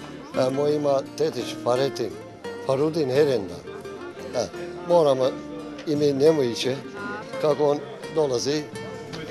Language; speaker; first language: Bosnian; early bilingual, heritage; Bosnian